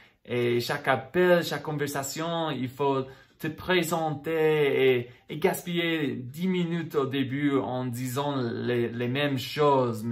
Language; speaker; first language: French; non-native, fluent; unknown